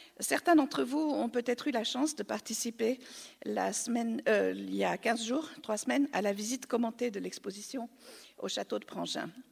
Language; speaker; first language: French; native; French